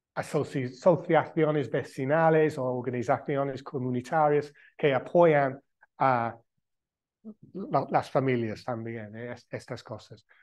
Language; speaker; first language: Spanish; non-native, fluent; English